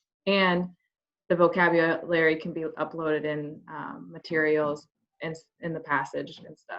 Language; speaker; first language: English; native; English